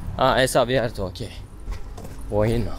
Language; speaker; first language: Spanish; non-native, learner; Turkish